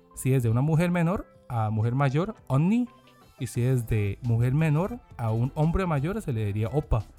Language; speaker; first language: Spanish; non-native, fluent; Korean